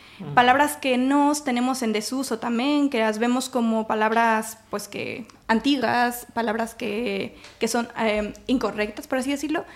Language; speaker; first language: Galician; non-native, learner; Spanish